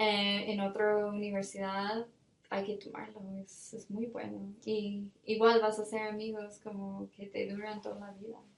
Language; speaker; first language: Spanish; non-native, fluent; English